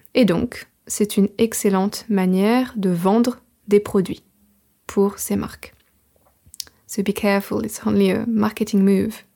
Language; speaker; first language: French; native; French